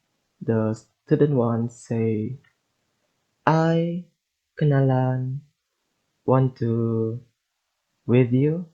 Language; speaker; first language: English; non-native, learner; Indonesian